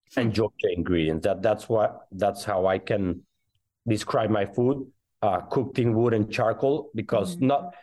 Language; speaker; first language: English; non-native, fluent; Spanish